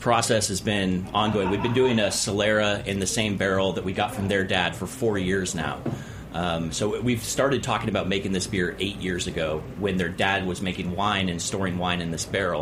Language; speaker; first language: English; native; English